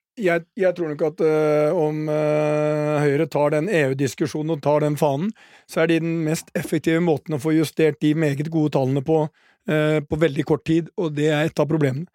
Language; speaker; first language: Norwegian; native; Norwegian